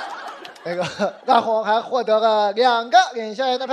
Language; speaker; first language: Chinese; native; Chinese